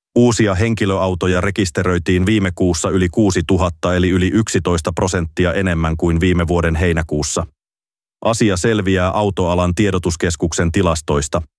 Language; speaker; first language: Finnish; native; Finnish